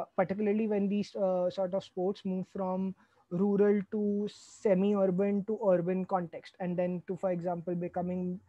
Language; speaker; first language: English; non-native, local second language; Hindi